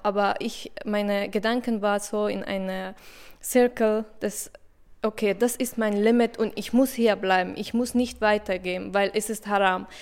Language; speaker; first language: German; non-native, learner; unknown